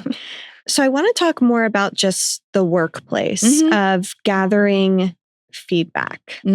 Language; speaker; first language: English; native; English